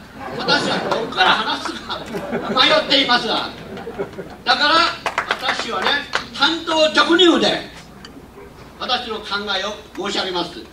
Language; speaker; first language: Japanese; non-native, local second language; Min Nan Chinese